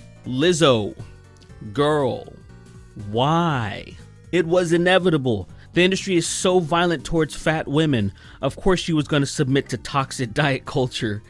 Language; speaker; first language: English; native; English